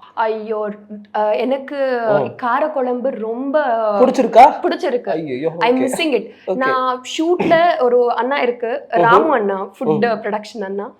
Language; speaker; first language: Tamil; non-native, learner; Telugu